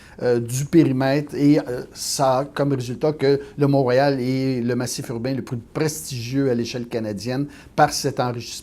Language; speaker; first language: French; native; French